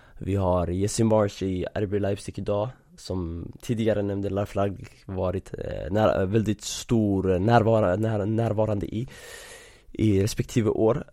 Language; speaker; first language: Swedish; early bilingual, other home language; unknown